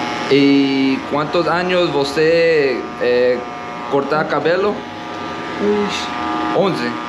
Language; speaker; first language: Spanish; non-native, learner; English